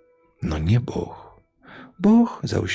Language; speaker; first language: Polish; non-native, local second language; Belarusian